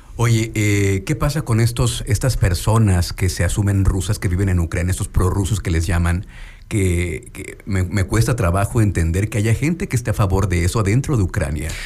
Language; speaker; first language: Spanish; native; Spanish